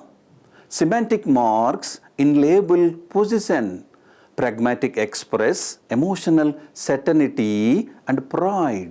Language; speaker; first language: English; non-native, local second language; Telugu